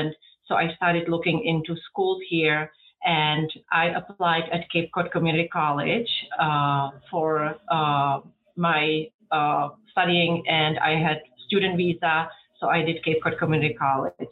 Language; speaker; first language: English; non-native, fluent; Czech